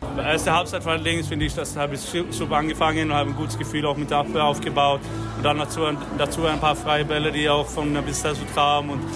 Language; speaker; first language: German; non-native, fluent; Swedish